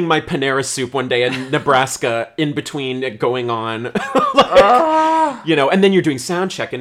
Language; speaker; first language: English; native; English